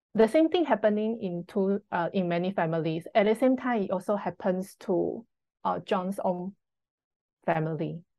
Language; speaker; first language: English; non-native, fluent; Chinese